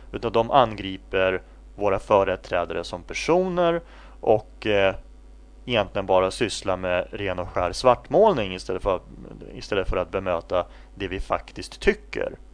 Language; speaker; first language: Swedish; native; Swedish